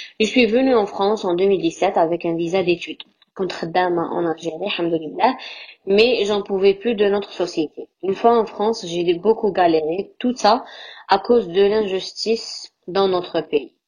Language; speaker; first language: French; non-native, local second language; Arabic